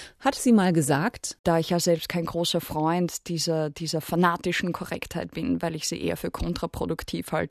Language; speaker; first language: German; native; German